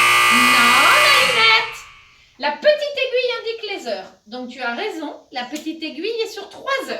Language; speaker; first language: French; native; French